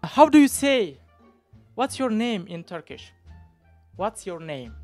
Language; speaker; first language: English; non-native, learner; Turkish